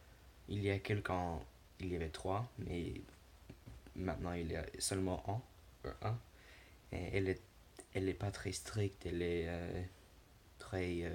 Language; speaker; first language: French; non-native, learner; English